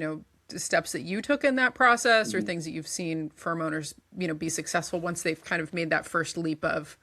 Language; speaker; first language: English; native; English